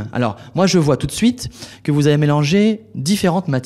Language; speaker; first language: French; native; French